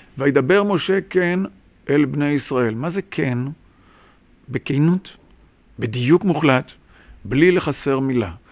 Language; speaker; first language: Hebrew; native; Hebrew